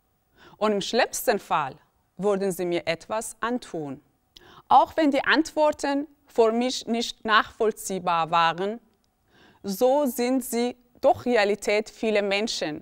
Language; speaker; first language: German; early bilingual, other home language; Persian